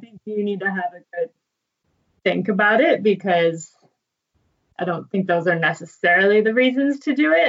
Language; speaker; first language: English; native; English